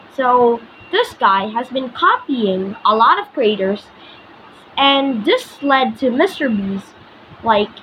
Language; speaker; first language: English; non-native, local second language; Filipino